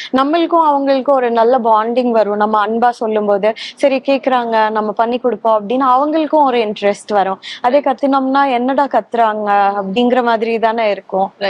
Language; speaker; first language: Tamil; native; Tamil